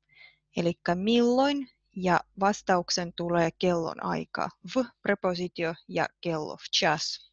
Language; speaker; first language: Finnish; non-native, fluent; Russian